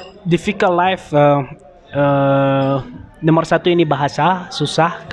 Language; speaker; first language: Indonesian; non-native, learner; Arabic